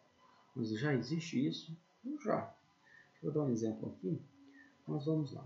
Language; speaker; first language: Portuguese; native; Portuguese